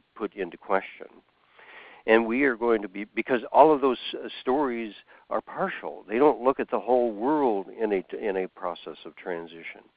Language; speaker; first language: English; native; English